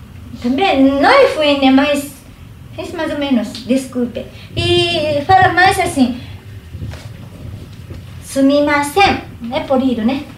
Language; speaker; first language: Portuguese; non-native, learner; Japanese